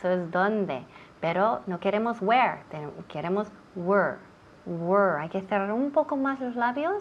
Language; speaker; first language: Spanish; non-native, fluent; English